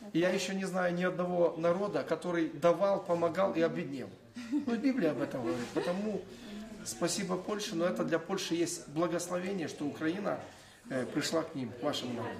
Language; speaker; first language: Russian; non-native, local second language; Ukrainian